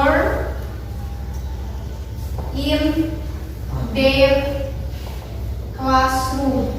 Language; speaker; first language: English; non-native, fluent; Indonesian